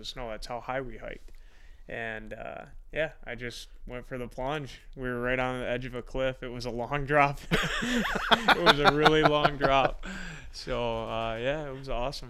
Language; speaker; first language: English; native; English